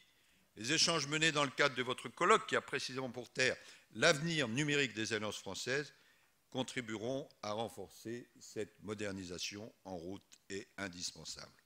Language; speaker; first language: French; native; French